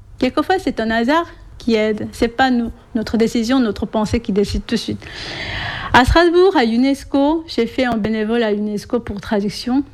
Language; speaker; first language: French; non-native, fluent; Korean